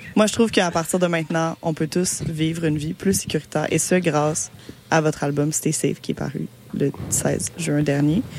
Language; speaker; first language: French; native; French